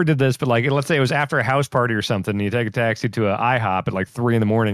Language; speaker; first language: English; native; English